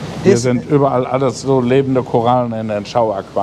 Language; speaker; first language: German; native; German